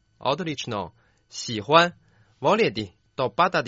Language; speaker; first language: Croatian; non-native, fluent; Chinese